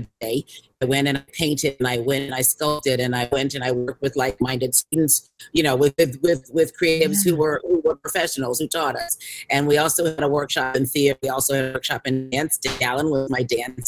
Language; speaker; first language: English; native; English